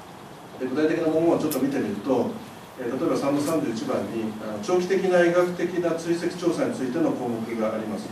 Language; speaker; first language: Japanese; native; Japanese